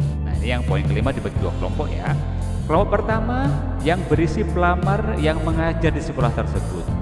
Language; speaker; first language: Indonesian; native; Indonesian